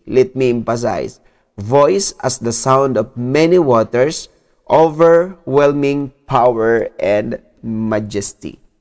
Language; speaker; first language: English; non-native, local second language; Filipino